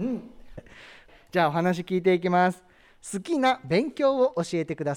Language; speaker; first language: Japanese; native; Japanese